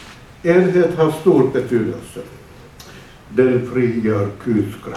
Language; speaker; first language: Swedish; non-native, fluent; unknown